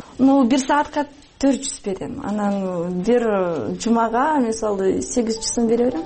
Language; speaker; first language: Kyrgyz; non-native, fluent; Russian